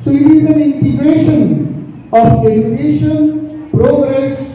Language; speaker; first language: English; non-native, local second language; Marathi